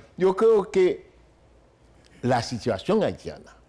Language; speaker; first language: Spanish; non-native, fluent; Haitian Creole